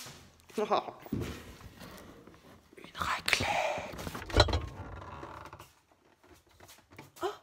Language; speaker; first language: French; native; French